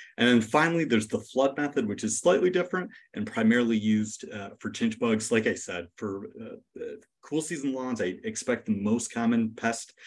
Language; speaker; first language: English; native; English